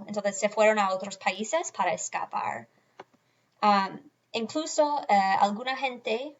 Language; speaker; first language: Spanish; non-native, fluent; English